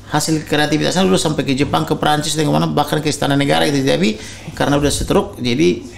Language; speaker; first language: Indonesian; non-native, local second language; Batak Toba